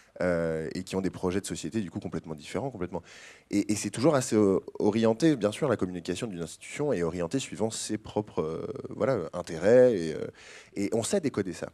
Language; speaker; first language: French; native; French